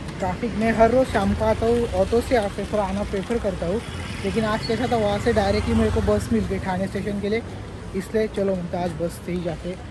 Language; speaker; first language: Hindi; non-native, local second language; Marathi